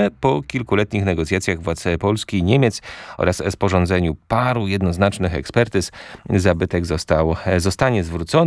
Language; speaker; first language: Polish; native; Polish